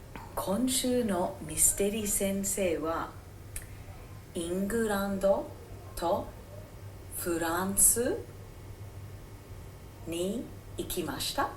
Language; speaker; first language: Japanese; non-native, fluent; English